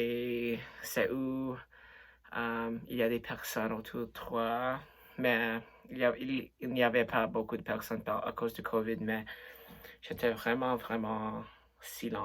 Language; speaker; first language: French; non-native, local second language; English